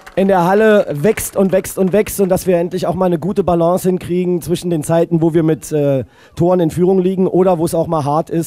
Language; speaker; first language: German; native; German